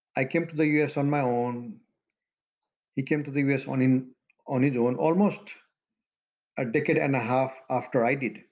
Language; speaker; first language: English; non-native, local second language; Maithili